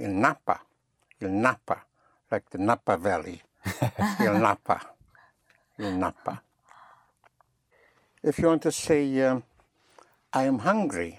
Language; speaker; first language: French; non-native, fluent; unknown